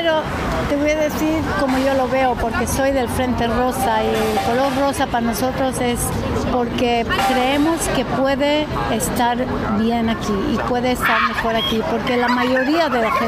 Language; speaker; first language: Spanish; non-native, fluent; Hebrew